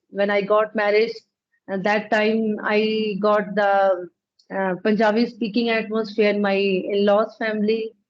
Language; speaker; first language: English; non-native, learner; Punjabi